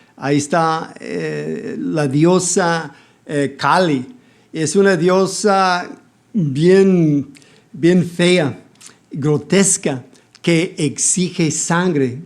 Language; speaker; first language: Spanish; non-native, fluent; English